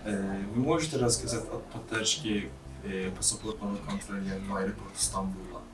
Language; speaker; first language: Russian; non-native, learner; Turkish